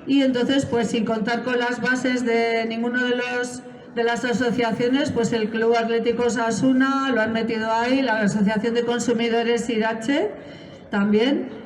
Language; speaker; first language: Spanish; native; Spanish